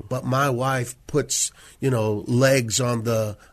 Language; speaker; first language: English; native; English